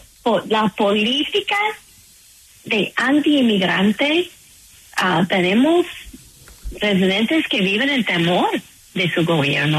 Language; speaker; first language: Spanish; non-native, fluent; English